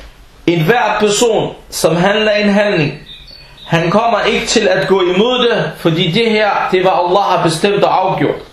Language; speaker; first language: Danish; early bilingual, other home language; Arabic